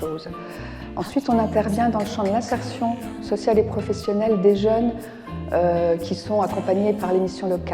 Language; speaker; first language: French; native; French